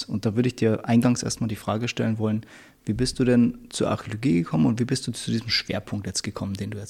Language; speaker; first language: German; native; German